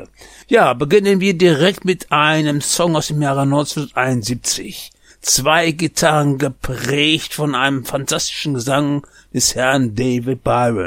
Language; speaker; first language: German; native; German